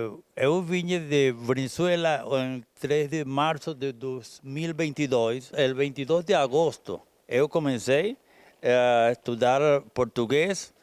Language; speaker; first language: Portuguese; non-native, learner; Spanish